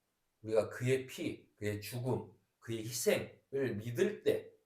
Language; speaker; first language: Korean; native; Korean